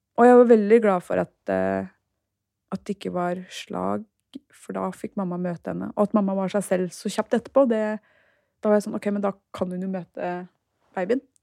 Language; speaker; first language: Norwegian; early bilingual, other home language; Turkish